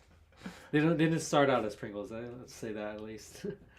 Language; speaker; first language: English; native; English